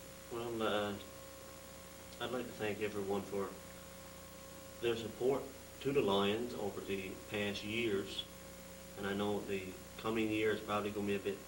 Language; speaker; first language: English; native; English